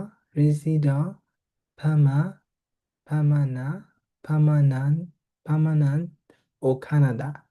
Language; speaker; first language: French; non-native, learner; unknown